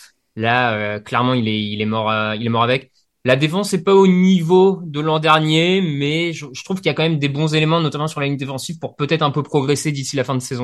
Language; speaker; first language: French; native; French